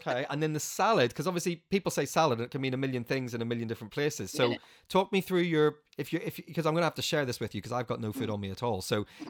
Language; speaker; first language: English; native; English